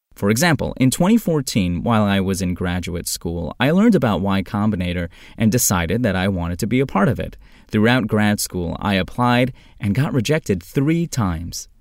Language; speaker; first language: English; non-native, fluent; Turkish